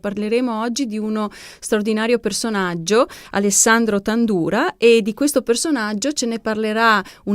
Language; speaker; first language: Italian; native; Italian